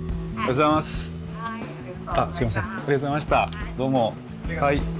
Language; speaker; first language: Japanese; non-native, learner; Spanish